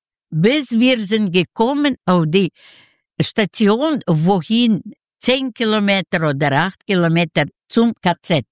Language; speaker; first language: German; non-native, learner; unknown